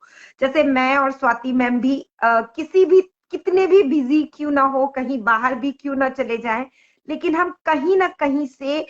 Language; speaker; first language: Hindi; native; Hindi